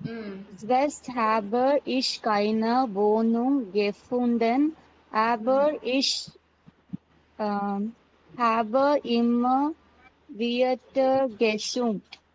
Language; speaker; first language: German; non-native, learner; Tamil